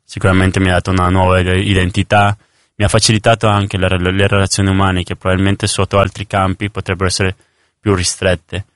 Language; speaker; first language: Italian; early bilingual, other home language; Spanish